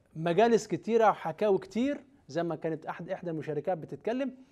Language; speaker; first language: Arabic; native; Arabic